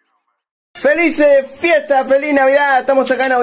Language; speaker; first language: Spanish; native; Spanish